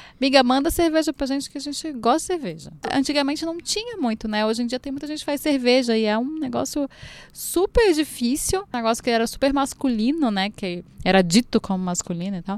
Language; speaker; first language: Portuguese; native; Portuguese